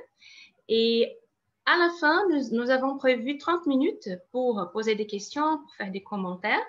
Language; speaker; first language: French; non-native, fluent; Portuguese